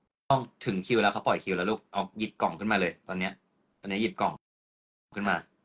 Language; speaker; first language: Thai; native; Thai